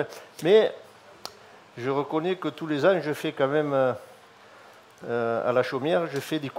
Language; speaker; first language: French; native; French